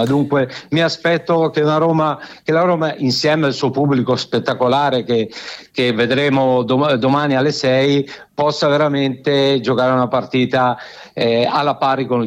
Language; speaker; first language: Italian; native; Italian